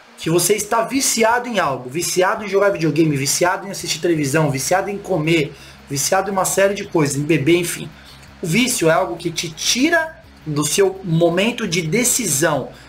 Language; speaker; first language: Portuguese; native; Portuguese